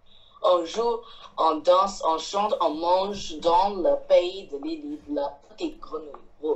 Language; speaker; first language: French; non-native, learner; Chinese